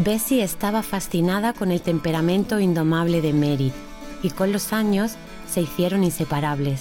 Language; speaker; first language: Spanish; native; Spanish